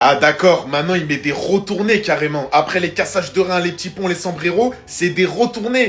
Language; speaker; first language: French; native; French